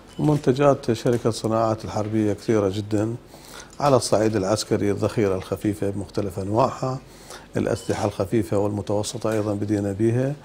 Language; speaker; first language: Arabic; native; Arabic